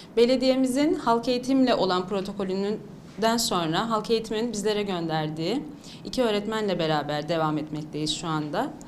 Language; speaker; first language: Turkish; native; Turkish